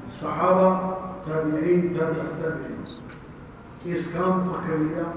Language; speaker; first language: Urdu; non-native, learner; Arabic